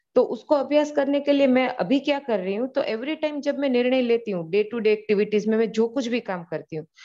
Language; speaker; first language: Hindi; non-native, local second language; Gujarati